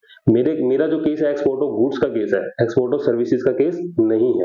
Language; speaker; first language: Hindi; native; Hindi